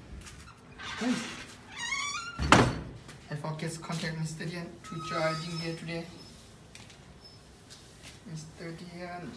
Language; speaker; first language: English; non-native, learner; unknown